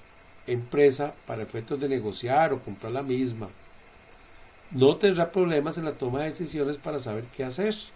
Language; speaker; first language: Spanish; native; Spanish